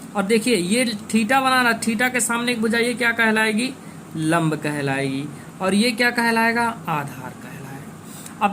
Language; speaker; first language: Hindi; native; Hindi